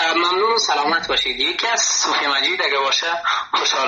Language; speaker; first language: Persian; native; Persian